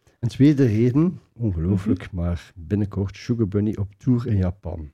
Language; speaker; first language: Dutch; native; Dutch